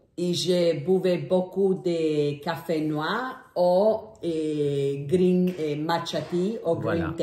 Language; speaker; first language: French; non-native, learner; English